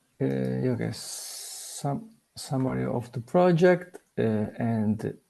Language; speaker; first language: English; non-native, learner; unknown